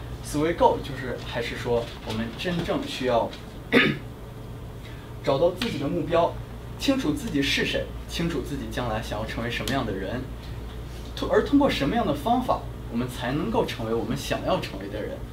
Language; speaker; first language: Chinese; native; Chinese